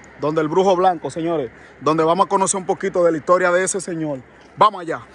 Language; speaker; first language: Spanish; native; Spanish